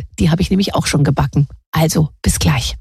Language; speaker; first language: German; native; German